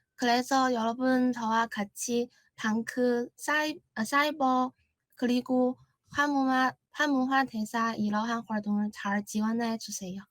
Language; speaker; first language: Korean; non-native, learner; Chinese